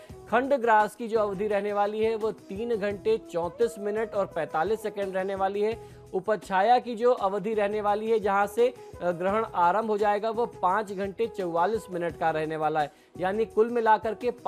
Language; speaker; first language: Hindi; native; Hindi